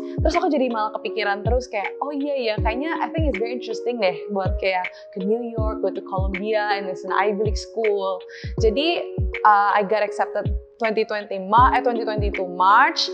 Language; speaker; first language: English; non-native, fluent; Indonesian